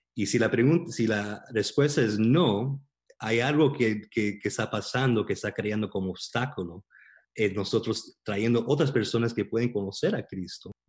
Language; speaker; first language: Spanish; early bilingual, heritage; Spanish